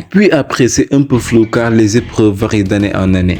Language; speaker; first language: French; native; French